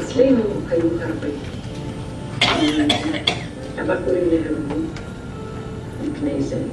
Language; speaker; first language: Hebrew; non-native, fluent; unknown